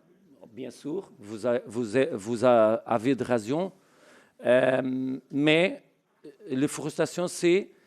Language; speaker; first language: French; non-native, learner; Portuguese